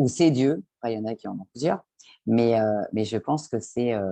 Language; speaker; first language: French; native; French